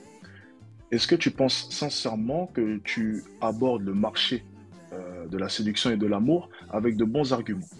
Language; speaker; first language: French; native; French